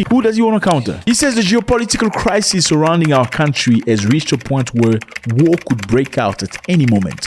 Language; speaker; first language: English; non-native, fluent; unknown